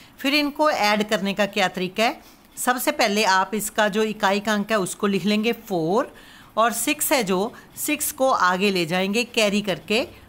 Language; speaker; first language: Hindi; non-native, local second language; Punjabi